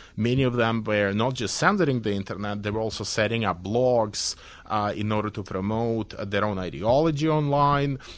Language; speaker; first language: English; non-native, fluent; Belarusian